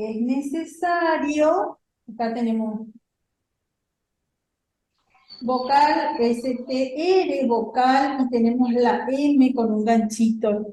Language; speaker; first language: Spanish; native; Spanish